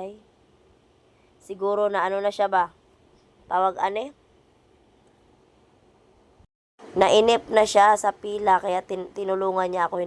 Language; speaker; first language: Filipino; non-native, local second language; Cebuano